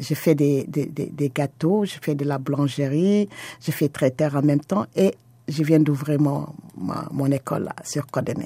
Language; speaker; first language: French; non-native, local second language; Wolof